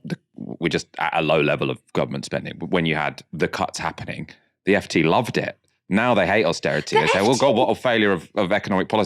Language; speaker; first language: English; native; English